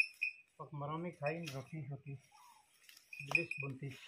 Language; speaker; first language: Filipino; non-native, learner; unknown